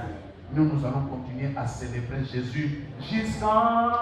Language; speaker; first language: French; non-native, local second language; Lingala